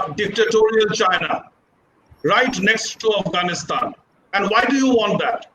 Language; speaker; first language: English; non-native, local second language; Hindi